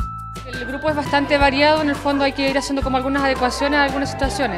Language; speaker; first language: Spanish; native; Spanish